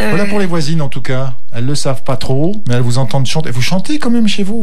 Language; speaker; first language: French; native; French